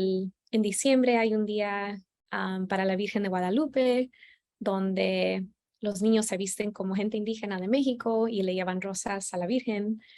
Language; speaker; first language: Spanish; early bilingual, heritage; Spanish